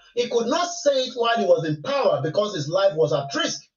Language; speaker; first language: English; non-native, local second language; Yoruba